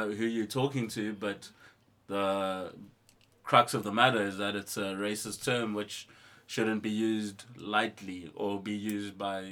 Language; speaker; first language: English; non-native, local second language; Xhosa